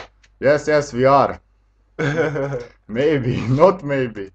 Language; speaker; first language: English; non-native, learner; Bosnian